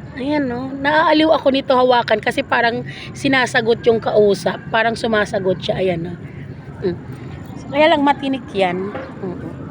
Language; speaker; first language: Filipino; native; Filipino